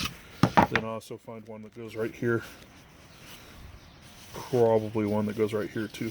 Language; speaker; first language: English; native; English